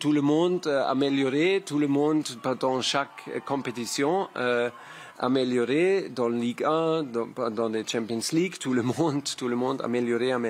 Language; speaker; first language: French; non-native, learner; German